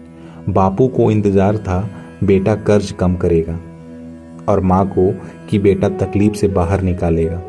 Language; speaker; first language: Hindi; native; Hindi